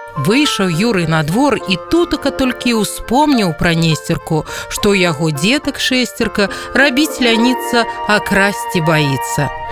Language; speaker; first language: Belarusian; native; Belarusian